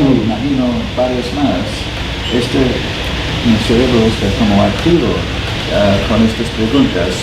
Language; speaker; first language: Spanish; non-native, fluent; English